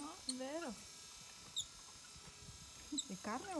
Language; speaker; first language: Italian; non-native, fluent; Russian